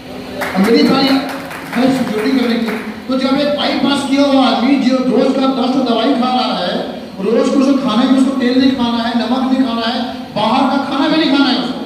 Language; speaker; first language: Hindi; native; Hindi